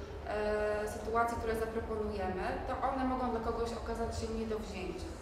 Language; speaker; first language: Polish; native; Polish